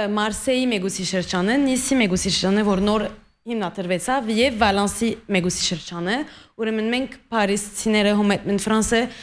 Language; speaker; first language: Armenian; early bilingual, heritage; Armenian